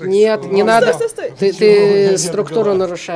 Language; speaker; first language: Russian; native; Russian